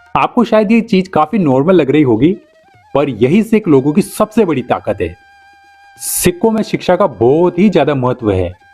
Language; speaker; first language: Hindi; native; Hindi